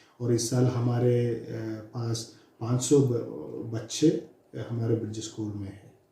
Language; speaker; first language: Hindi; non-native, local second language; Malayalam